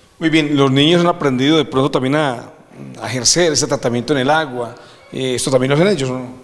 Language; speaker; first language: Spanish; native; Spanish